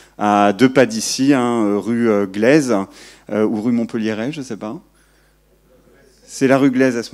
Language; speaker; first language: French; native; French